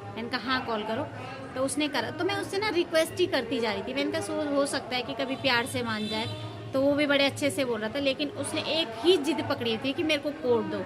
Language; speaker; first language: Hindi; native; Hindi